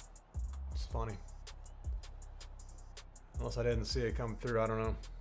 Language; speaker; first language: English; native; English